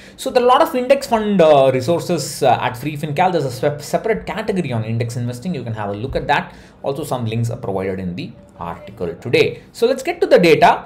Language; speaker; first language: English; non-native, local second language; Tamil